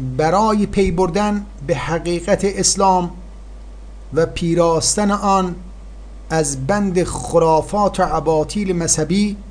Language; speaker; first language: Persian; native; Persian